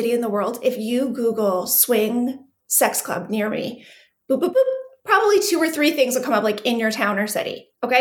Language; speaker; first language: English; native; English